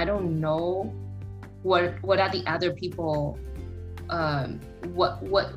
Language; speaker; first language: English; non-native, fluent; Chinese